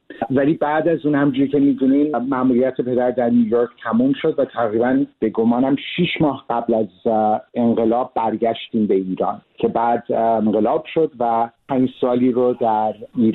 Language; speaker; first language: Persian; early bilingual, heritage; Persian